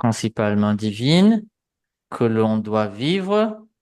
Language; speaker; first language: French; non-native, fluent; Portuguese